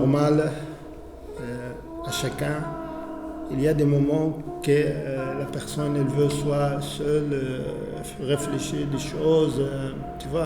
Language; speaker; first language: French; non-native, learner; Arabic